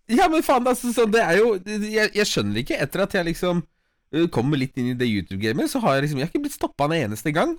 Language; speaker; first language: Norwegian; early bilingual, other home language; Polish